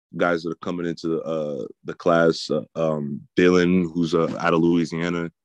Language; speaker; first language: English; native; English